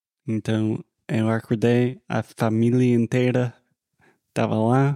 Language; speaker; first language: Portuguese; non-native, fluent; English